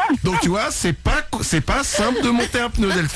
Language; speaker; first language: French; native; French